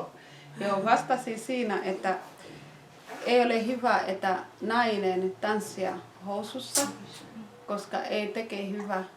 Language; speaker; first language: Finnish; non-native, fluent; Swahili